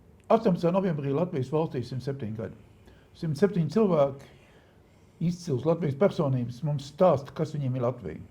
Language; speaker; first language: Latvian; native; Latvian